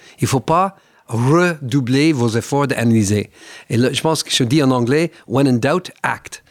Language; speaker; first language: French; non-native, fluent; English